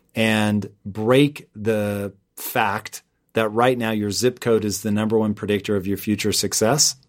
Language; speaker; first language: English; native; English